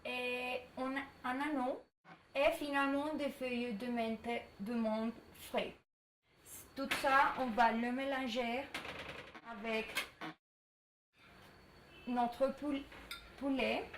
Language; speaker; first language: French; non-native, learner; Spanish